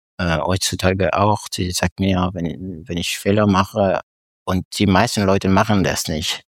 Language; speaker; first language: German; non-native, fluent; French